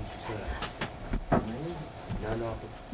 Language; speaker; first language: French; native; French